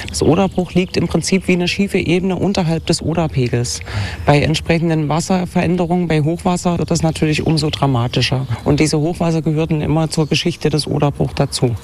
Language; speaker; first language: German; native; German